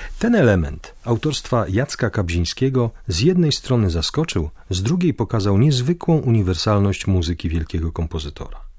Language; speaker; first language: Polish; native; Polish